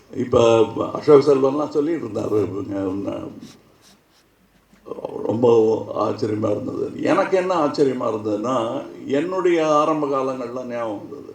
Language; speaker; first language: Tamil; native; Tamil